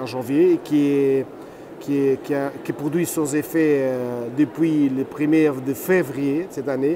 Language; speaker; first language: French; non-native, fluent; Portuguese